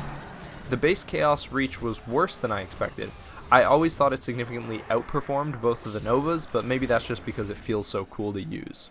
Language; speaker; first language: English; native; English